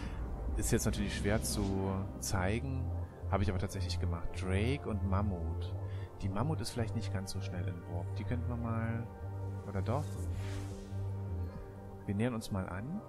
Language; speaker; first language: German; native; German